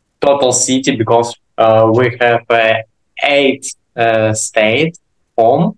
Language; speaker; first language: English; non-native, learner; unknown